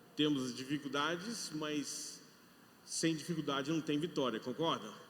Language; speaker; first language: Portuguese; non-native, fluent; English